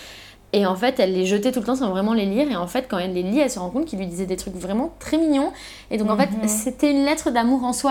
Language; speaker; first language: French; native; French